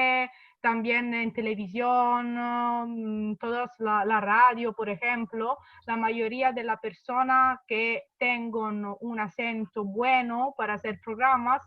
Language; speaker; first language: Spanish; non-native, fluent; Italian